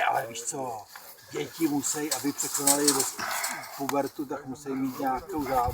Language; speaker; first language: Czech; native; Czech